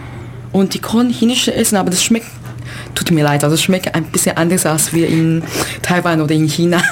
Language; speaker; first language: German; non-native, learner; Chinese